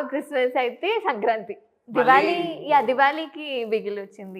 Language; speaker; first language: Telugu; non-native, fluent; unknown